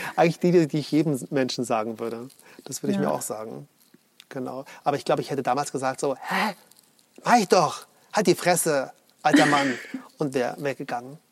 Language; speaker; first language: German; native; German